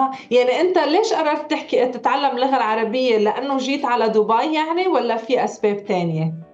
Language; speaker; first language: Arabic; native; Arabic